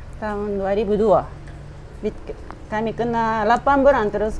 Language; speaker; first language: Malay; non-native, fluent; Japanese